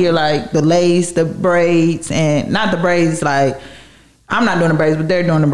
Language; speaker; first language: English; native; English